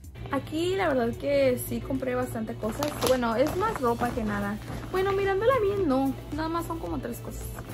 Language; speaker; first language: Spanish; early bilingual, heritage; Spanish